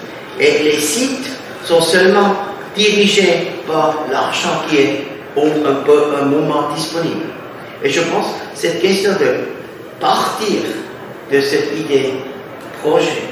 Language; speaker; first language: French; non-native, fluent; German